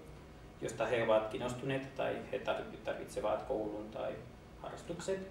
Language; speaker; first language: Finnish; non-native, learner; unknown